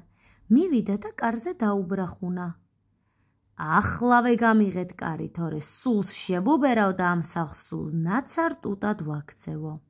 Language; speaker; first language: Georgian; native; Georgian